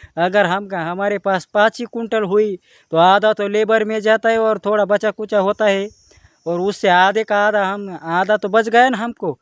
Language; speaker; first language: Hindi; non-native, local second language; Marathi